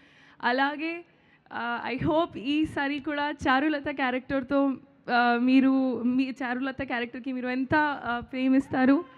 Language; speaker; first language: Telugu; non-native, local second language; Hindi